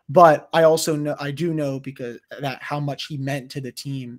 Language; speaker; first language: English; native; English